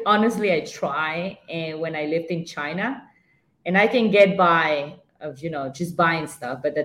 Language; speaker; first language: English; non-native, fluent; Spanish